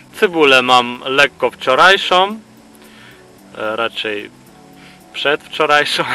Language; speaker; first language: Polish; non-native, fluent; Ukrainian